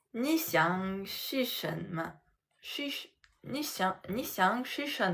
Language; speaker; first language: Chinese; non-native, learner; French